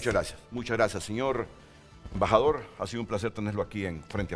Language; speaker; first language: Spanish; native; Spanish